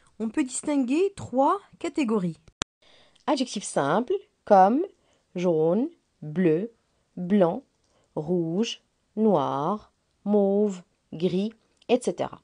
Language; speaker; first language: French; non-native, local second language; Arabic